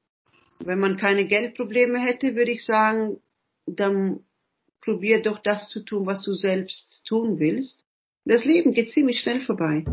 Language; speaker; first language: German; early bilingual, other home language; Italian